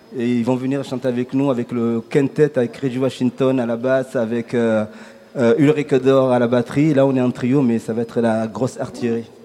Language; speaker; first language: French; early bilingual, other home language; Ngazidja Comorian